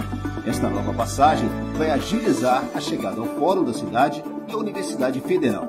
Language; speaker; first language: Portuguese; native; Portuguese